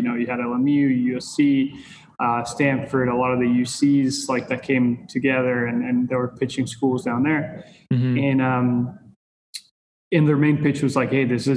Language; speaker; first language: English; non-native, fluent; Spanish